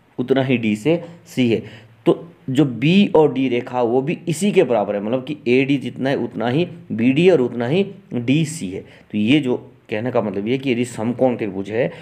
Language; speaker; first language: Hindi; native; Hindi